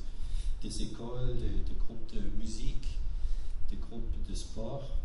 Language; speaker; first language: French; non-native, fluent; German